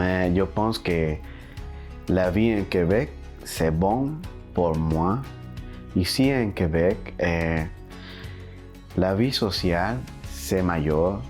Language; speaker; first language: French; non-native, learner; Spanish